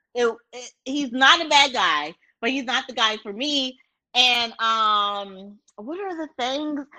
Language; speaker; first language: English; native; English